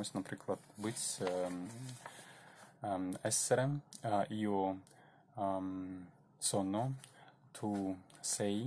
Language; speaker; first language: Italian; non-native, learner; Belarusian